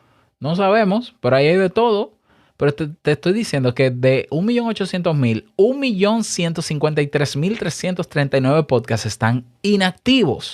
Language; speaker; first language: Spanish; native; Spanish